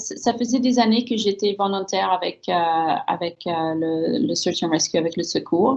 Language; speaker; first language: French; early bilingual, heritage; French